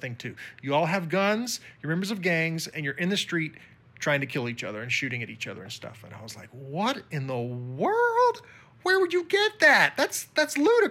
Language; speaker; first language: English; native; English